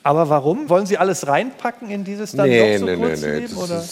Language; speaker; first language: German; native; German